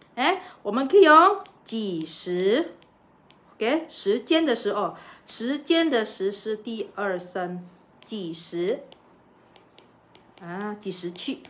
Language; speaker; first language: Chinese; non-native, local second language; Malay